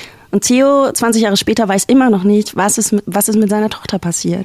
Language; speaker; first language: German; native; German